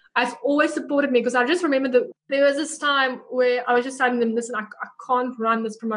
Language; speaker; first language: English; non-native, local second language; Afrikaans